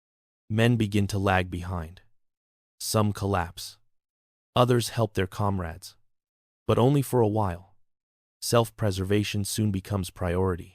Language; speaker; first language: English; native; English